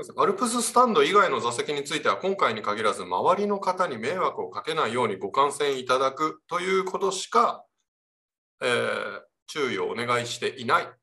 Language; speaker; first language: Japanese; native; Japanese